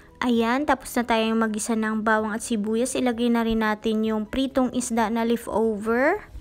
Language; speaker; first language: Filipino; non-native, local second language; Hiligaynon